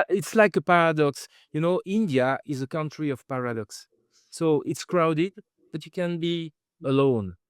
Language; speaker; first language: English; non-native, fluent; French